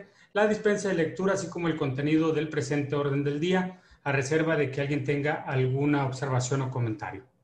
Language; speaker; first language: Spanish; native; Spanish